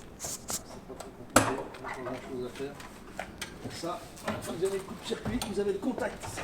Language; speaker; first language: French; native; French